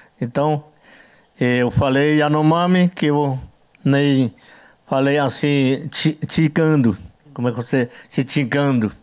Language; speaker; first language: Portuguese; non-native, learner; Yanomámi